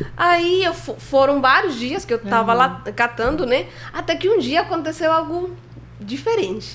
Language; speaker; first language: Portuguese; non-native, fluent; Spanish